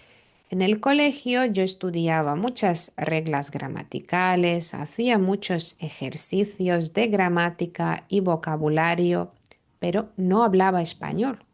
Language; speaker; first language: Spanish; non-native, fluent; Lithuanian